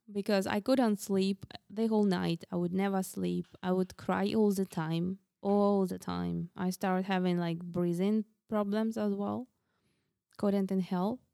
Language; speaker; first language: English; non-native, fluent; Russian